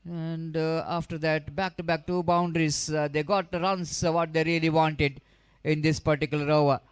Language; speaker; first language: English; non-native, local second language; Kannada